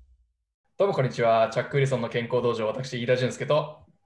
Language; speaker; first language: Japanese; native; Japanese